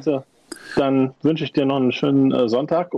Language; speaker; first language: German; native; German